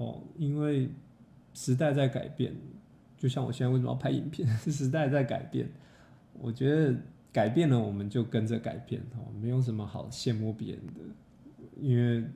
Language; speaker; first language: Chinese; native; Chinese